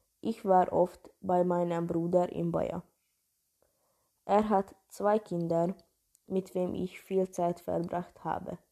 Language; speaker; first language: German; non-native, learner; Hungarian